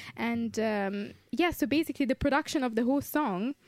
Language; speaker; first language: English; non-native, fluent; Italian